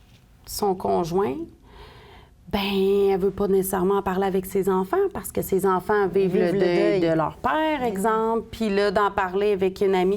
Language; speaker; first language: French; native; French